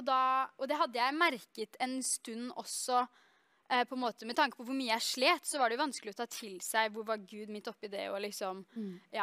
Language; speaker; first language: Norwegian; native; Norwegian